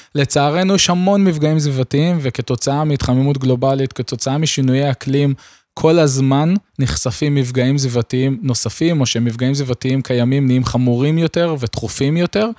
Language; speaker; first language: Hebrew; native; Hebrew